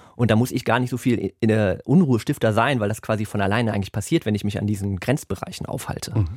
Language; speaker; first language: German; native; German